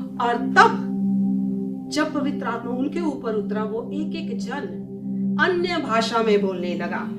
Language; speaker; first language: Hindi; native; Hindi